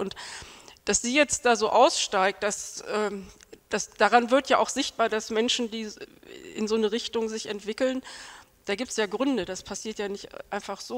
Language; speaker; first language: German; native; German